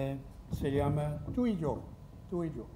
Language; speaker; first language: Spanish; non-native, learner; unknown